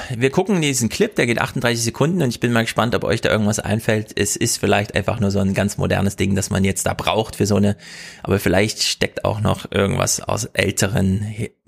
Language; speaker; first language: German; native; German